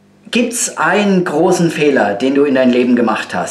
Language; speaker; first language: German; native; German